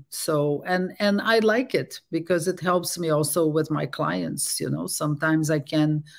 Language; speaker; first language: English; non-native, fluent; Portuguese